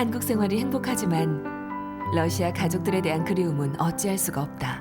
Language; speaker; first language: Korean; native; Korean